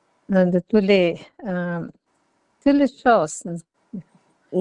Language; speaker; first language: French; non-native, learner; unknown